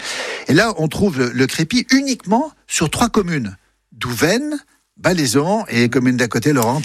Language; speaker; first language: French; native; French